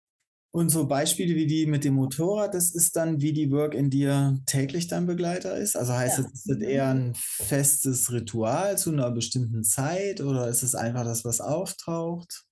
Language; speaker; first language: German; native; German